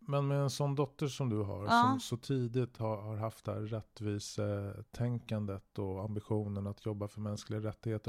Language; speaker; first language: Swedish; native; Swedish